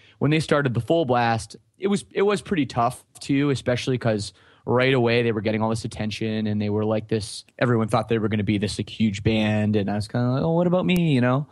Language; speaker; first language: English; native; English